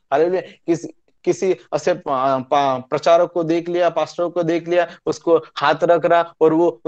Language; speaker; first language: Hindi; non-native, local second language; Marathi